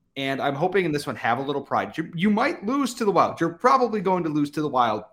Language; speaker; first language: English; native; English